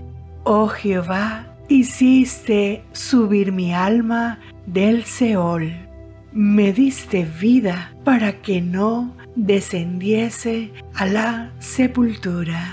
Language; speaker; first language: Spanish; native; Spanish